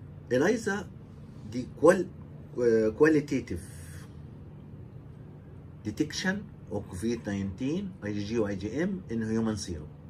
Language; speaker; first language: English; non-native, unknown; Arabic